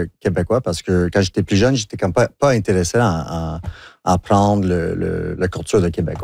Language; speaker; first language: French; non-native, local second language; English